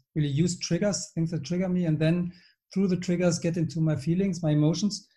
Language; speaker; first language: English; non-native, fluent; German